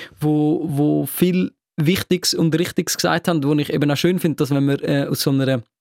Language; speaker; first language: German; native; German